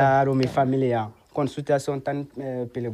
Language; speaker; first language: Spanish; non-native, learner; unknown